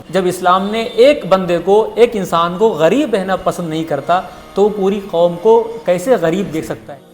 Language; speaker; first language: Urdu; native; Urdu